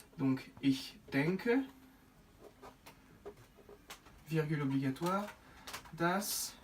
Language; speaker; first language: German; non-native, fluent; French